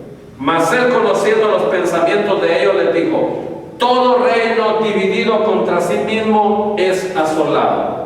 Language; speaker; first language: Spanish; native; Spanish